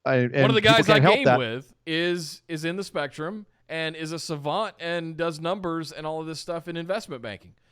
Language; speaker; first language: English; native; English